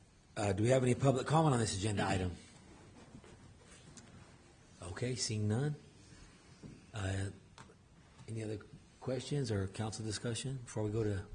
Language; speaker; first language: English; native; English